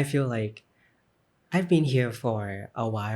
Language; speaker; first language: English; non-native, learner; Thai